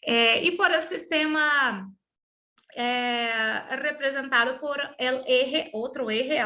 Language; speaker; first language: Spanish; non-native, learner; Portuguese